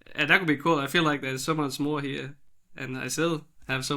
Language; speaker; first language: English; non-native, fluent; Danish